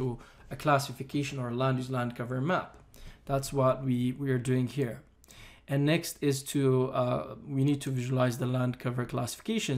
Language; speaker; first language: English; non-native, fluent; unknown